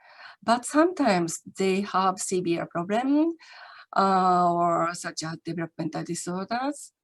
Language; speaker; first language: English; non-native, learner; Japanese